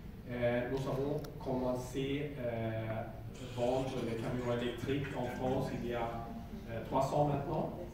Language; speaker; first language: French; non-native, learner; Swedish